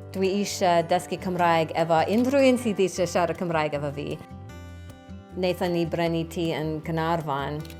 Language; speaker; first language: Welsh; non-native, learner; English